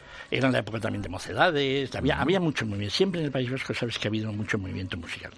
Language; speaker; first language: Spanish; native; Spanish